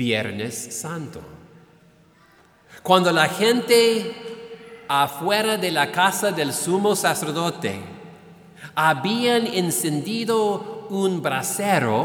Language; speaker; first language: Spanish; non-native, fluent; English